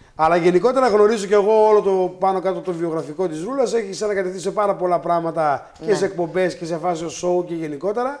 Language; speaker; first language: Greek; native; Greek